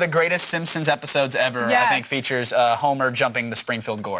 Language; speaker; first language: English; native; English